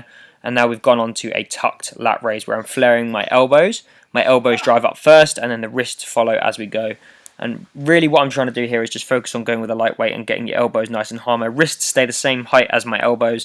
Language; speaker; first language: English; native; English